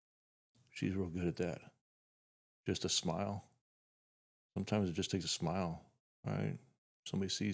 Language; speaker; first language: English; native; English